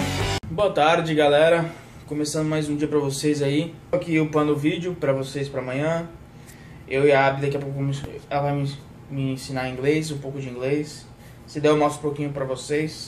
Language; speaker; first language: Portuguese; native; Portuguese